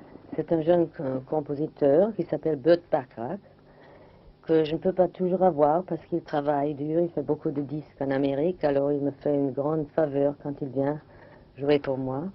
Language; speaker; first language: French; non-native, fluent; German